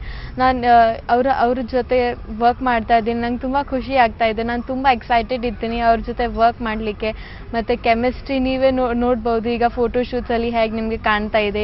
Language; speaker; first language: Kannada; early bilingual, heritage; Kannada